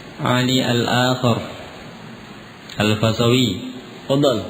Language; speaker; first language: Arabic; non-native, fluent; Indonesian